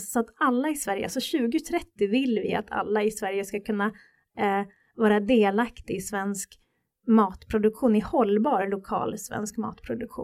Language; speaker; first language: Swedish; native; Swedish